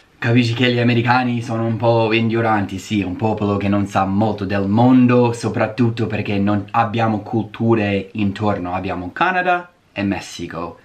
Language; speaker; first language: Italian; non-native, fluent; English